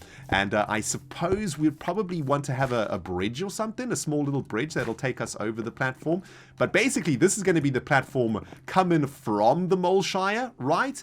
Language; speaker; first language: English; native; English